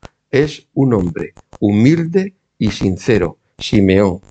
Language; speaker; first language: Spanish; native; Spanish